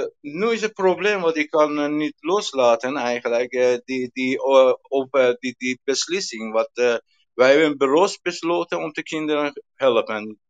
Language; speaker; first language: Dutch; non-native, learner; Persian